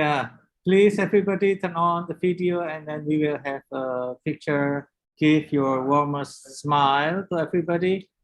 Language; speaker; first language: English; non-native, learner; Indonesian